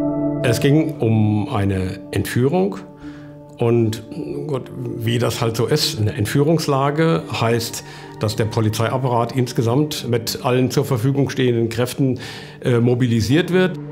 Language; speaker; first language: German; native; German